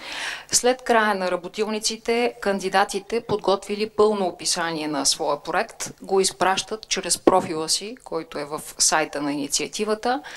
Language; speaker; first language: Bulgarian; native; Bulgarian